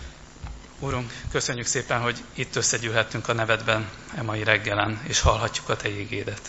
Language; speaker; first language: Hungarian; native; Hungarian